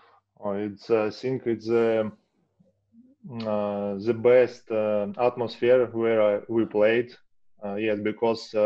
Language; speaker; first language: English; non-native, learner; Russian